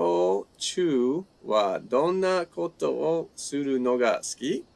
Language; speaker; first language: Japanese; non-native, fluent; English